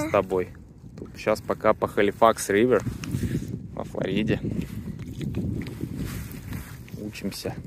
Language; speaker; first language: Russian; native; Russian